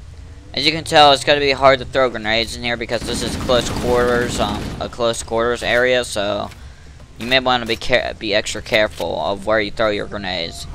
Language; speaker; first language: English; native; English